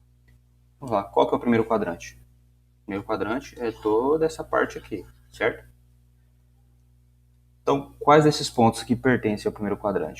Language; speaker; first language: Portuguese; native; Portuguese